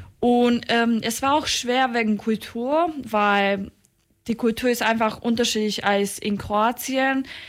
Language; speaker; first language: German; early bilingual, other home language; Croatian